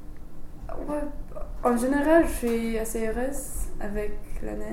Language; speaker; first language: French; non-native, fluent; English